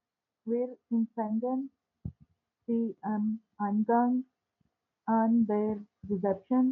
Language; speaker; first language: German; non-native, learner; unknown